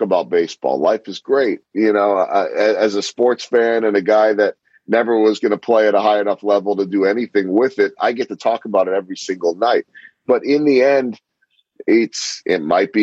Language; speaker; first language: English; native; English